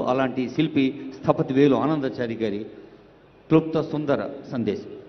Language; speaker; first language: Telugu; native; Telugu